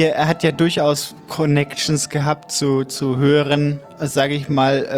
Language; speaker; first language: German; native; German